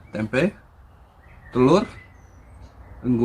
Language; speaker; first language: Indonesian; non-native, learner; Dutch